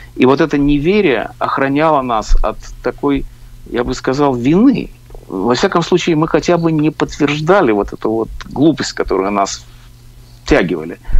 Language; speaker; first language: Russian; native; Russian